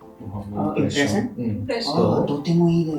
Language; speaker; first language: Japanese; non-native, learner; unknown